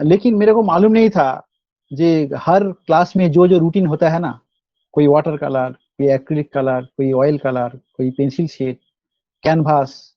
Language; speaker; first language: Hindi; non-native, local second language; Bangla